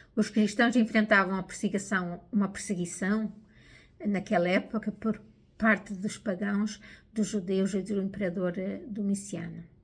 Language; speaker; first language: Portuguese; native; Portuguese